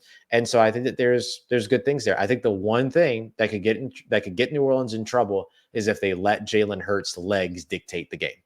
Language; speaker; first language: English; native; English